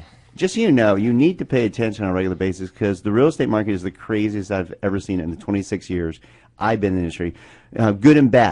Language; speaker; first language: English; native; English